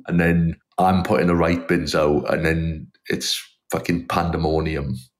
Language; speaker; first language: English; native; English